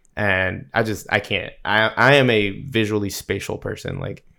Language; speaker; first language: English; native; English